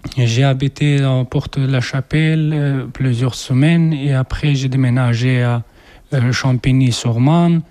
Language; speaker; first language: French; non-native, learner; Persian